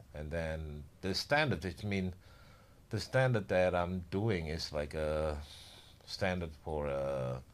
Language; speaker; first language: English; non-native, learner; Indonesian